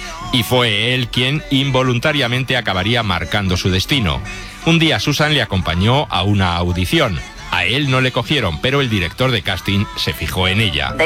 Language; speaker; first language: Spanish; native; Spanish